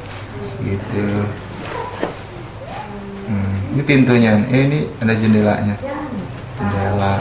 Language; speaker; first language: Indonesian; native; Indonesian